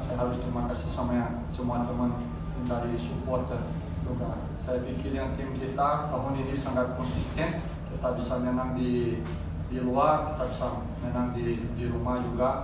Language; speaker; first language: Indonesian; non-native, fluent; Portuguese